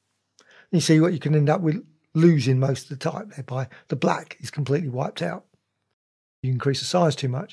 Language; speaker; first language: English; native; English